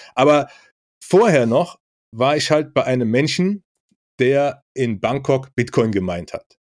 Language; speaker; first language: German; native; German